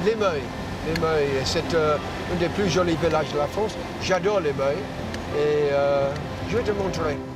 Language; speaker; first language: French; non-native, fluent; English